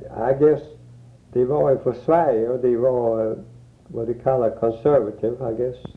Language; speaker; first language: Swedish; early bilingual, heritage; Swedish